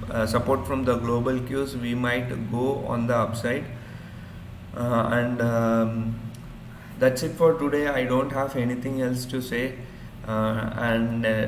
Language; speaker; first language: English; non-native, local second language; Urdu